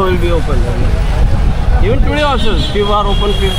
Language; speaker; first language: English; non-native, local second language; Hindi